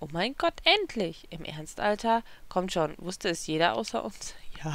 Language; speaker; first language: German; native; German